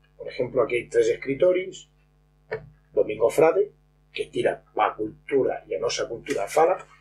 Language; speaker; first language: Spanish; non-native, local second language; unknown